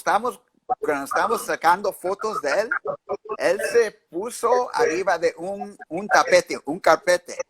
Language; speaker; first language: Spanish; early bilingual, heritage; English